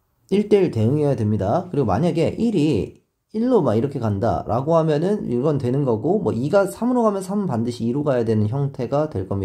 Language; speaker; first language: Korean; native; Korean